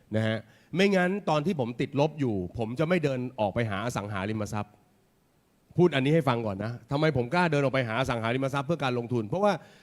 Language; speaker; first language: Thai; native; Thai